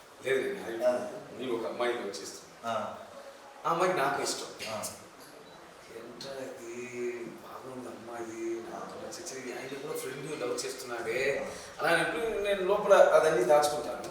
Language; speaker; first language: Telugu; non-native, learner; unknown